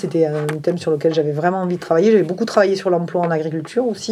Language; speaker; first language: French; native; French